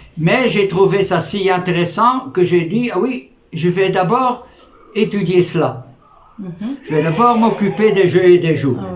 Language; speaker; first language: French; native; French